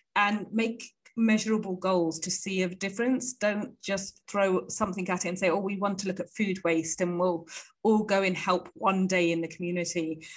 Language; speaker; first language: English; native; English